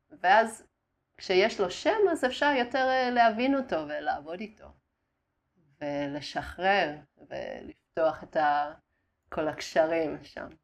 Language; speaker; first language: Hebrew; non-native, fluent; Italian